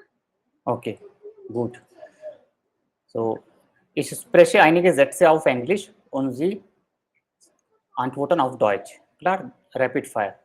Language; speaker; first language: German; non-native, fluent; Hindi